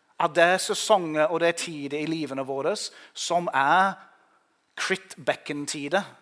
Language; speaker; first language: Norwegian; non-native, fluent; English